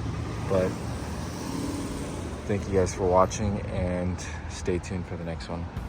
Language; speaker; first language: English; native; English